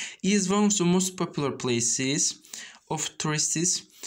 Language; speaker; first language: English; non-native, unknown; Azerbaijani